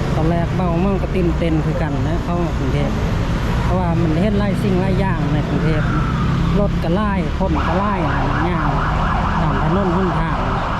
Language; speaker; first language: Thai; non-native, fluent; Lao